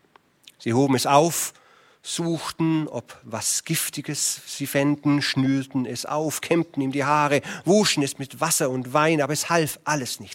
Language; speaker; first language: German; native; German